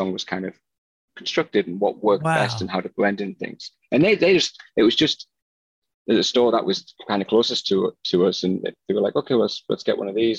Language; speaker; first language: English; native; English